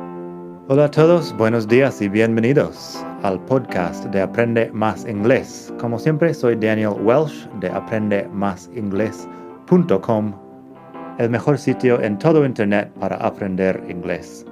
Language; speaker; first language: Spanish; non-native, fluent; English